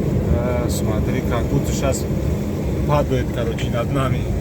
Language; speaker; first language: Russian; non-native, local second language; Tajik